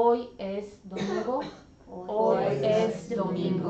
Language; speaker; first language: Spanish; non-native, learner; English